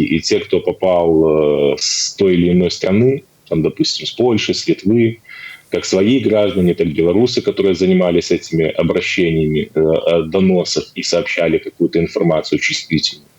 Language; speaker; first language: Russian; native; Russian